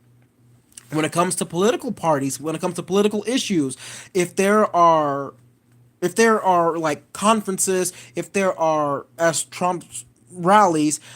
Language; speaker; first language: English; native; English